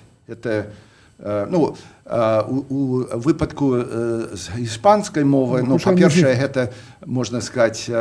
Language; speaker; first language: Belarusian; non-native, fluent; English